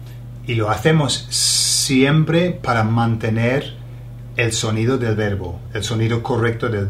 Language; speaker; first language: Spanish; non-native, fluent; English